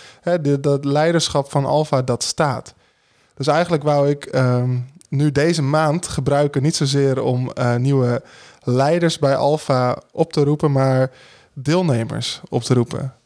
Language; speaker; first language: Dutch; native; Dutch